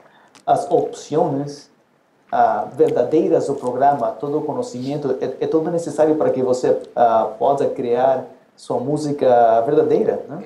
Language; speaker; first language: Portuguese; non-native, fluent; Spanish